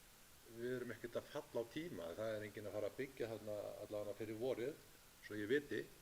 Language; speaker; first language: Icelandic; native; Icelandic